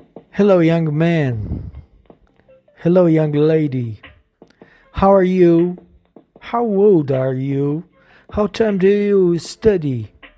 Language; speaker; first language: English; non-native, learner; Portuguese